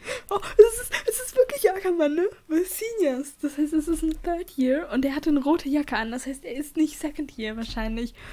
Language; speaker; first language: German; native; German